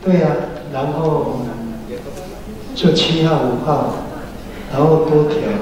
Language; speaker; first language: Chinese; native; Chinese